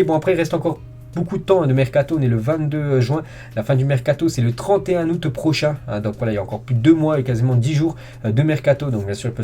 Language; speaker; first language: French; native; French